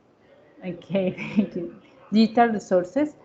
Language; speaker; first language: English; non-native, learner; Spanish